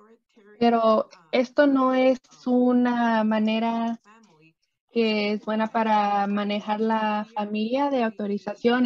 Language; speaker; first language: Spanish; early bilingual, other home language; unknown